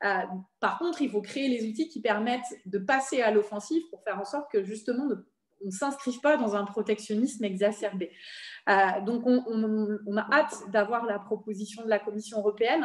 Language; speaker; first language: French; native; French